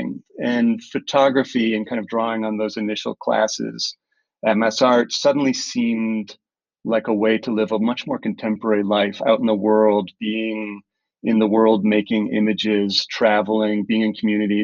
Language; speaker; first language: English; native; English